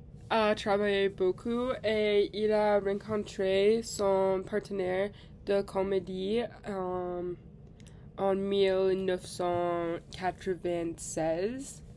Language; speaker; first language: French; non-native, learner; English